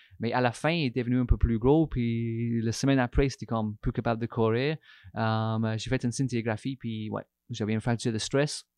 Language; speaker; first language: French; non-native, fluent; English